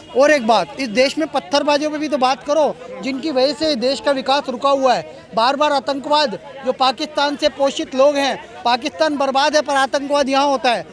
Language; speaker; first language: Hindi; native; Hindi